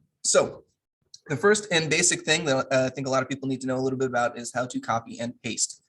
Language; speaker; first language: English; native; English